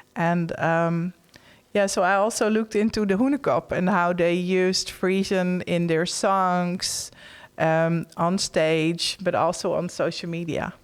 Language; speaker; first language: English; non-native, fluent; Western Frisian